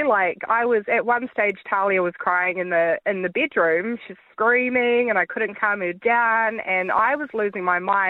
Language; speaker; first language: English; native; English